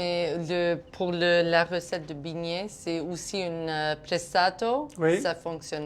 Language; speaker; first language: French; non-native, local second language; English